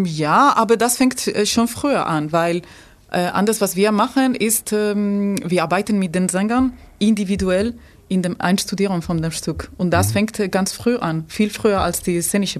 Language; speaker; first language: German; non-native, fluent; Spanish